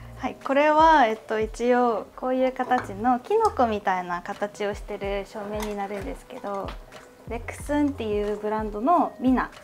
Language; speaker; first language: Japanese; non-native, fluent; Korean